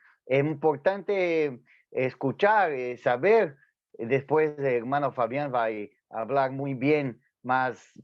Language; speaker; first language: Spanish; non-native, fluent; Portuguese